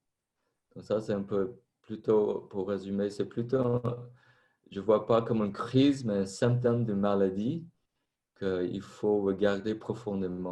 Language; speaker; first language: French; non-native, fluent; Vietnamese